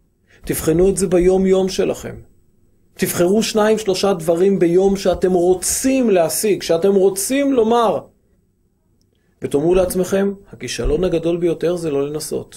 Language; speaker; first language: Hebrew; native; Hebrew